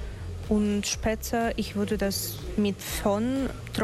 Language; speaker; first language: German; non-native, learner; Russian